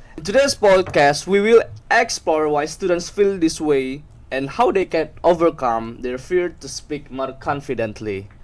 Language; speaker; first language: English; non-native, learner; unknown